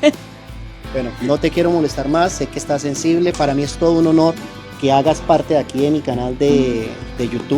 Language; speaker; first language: Spanish; native; Spanish